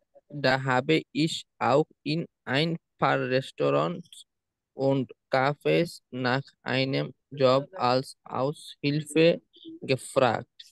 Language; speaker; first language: German; non-native, learner; Bangla